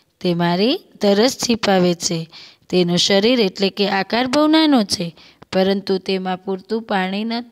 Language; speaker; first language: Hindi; non-native, local second language; Gujarati